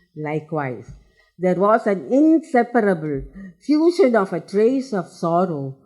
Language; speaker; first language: English; non-native, local second language; Tamil